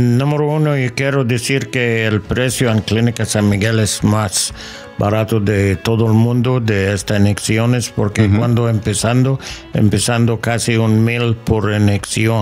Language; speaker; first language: Spanish; non-native, learner; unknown